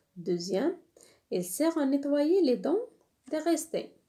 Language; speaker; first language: French; non-native, local second language; Arabic